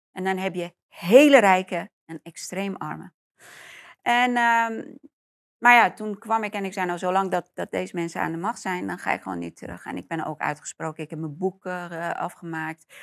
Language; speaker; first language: Dutch; non-native, fluent; Persian